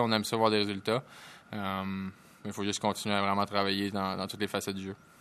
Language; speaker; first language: French; native; French